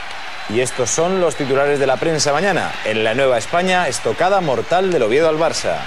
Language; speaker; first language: Spanish; native; Spanish